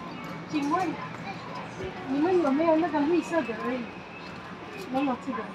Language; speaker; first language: Chinese; non-native, learner; Filipino